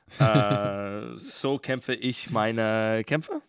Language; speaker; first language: German; non-native, learner; English